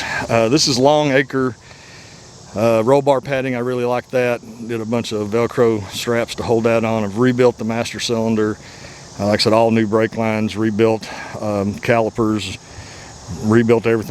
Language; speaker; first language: English; native; English